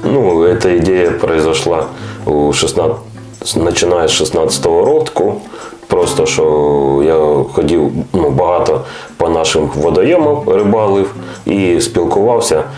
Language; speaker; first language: Ukrainian; non-native, local second language; Russian